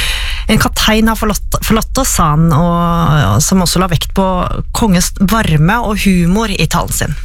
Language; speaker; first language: Norwegian; native; Norwegian